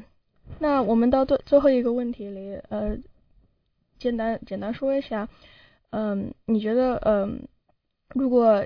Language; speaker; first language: Chinese; early bilingual, heritage; Chinese